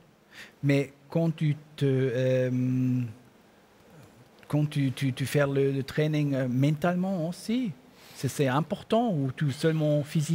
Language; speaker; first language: French; non-native, learner; German